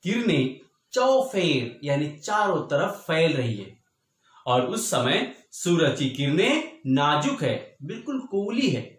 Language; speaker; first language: Hindi; non-native, local second language; Marathi